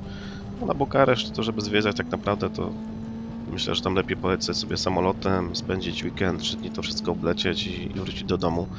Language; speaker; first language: Polish; native; Polish